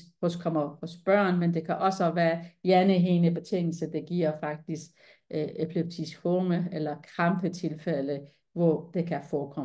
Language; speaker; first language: Danish; non-native, fluent; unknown